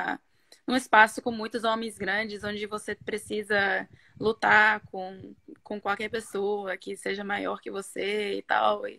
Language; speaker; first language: Portuguese; non-native, fluent; Norwegian